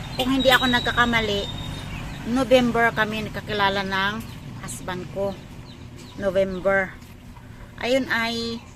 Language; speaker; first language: Filipino; non-native, local second language; Hiligaynon